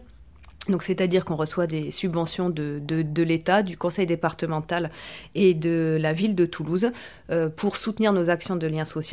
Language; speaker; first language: French; native; French